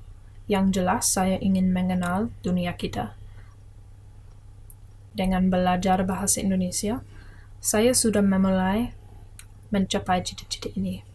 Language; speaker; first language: Indonesian; non-native, learner; English